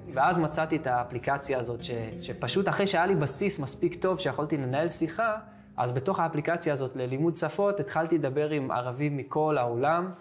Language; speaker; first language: Hebrew; native; Hebrew